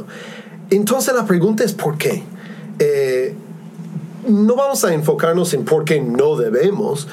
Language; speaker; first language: Spanish; non-native, fluent; English